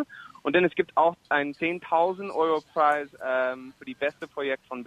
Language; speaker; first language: German; non-native, fluent; English